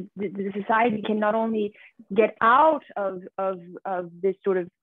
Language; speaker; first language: English; early bilingual, other home language; Persian